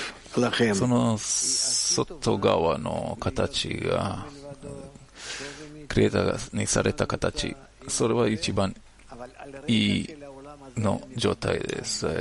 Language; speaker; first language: Japanese; non-native, learner; Hebrew